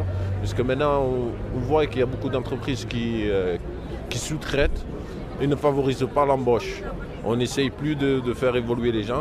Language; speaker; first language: French; native; French